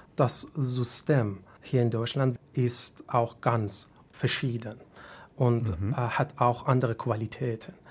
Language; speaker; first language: German; non-native, fluent; Persian